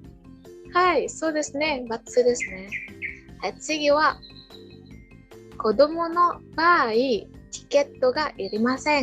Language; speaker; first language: Japanese; non-native, learner; Indonesian